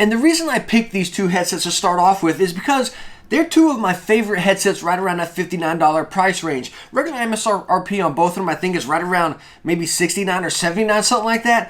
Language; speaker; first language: English; native; English